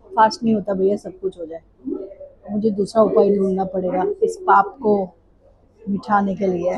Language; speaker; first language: Hindi; non-native, local second language; Marathi